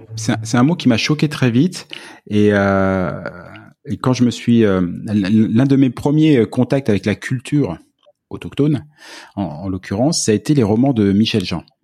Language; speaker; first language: French; native; French